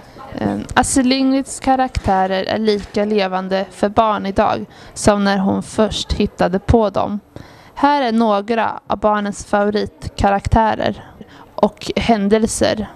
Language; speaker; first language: Swedish; native; Swedish